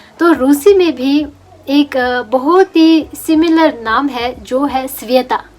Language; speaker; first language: Hindi; non-native, local second language; Russian